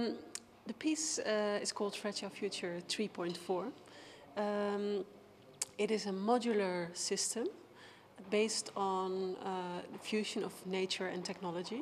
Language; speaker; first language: English; non-native, fluent; Dutch